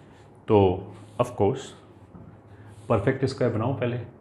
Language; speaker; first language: Hindi; native; Hindi